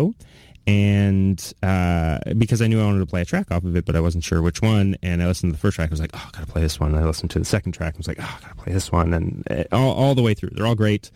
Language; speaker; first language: English; native; English